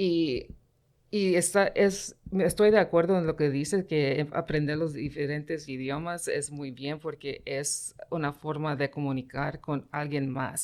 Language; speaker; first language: Spanish; early bilingual, heritage; Spanish